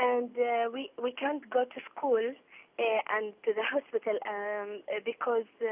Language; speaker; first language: English; non-native, learner; Arabic